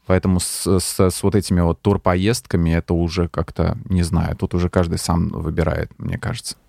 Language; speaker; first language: Russian; native; Russian